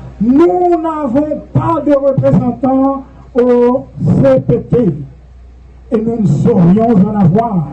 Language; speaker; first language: French; non-native, local second language; Haitian Creole